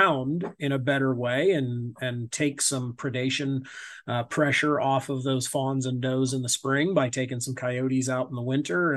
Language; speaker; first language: English; native; English